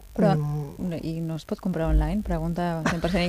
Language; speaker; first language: Catalan; native; Catalan